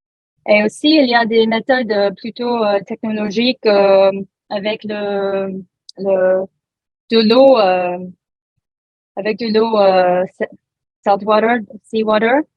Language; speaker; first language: French; non-native, learner; English